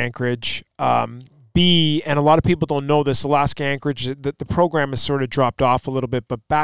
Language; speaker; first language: English; native; English